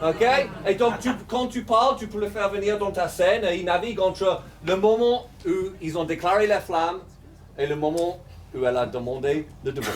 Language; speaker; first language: French; native; French